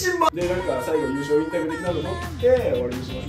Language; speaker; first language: Japanese; native; Japanese